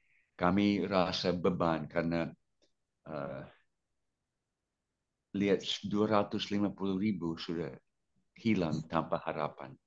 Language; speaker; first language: Indonesian; non-native, fluent; English